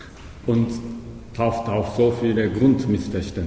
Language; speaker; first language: German; non-native, learner; Japanese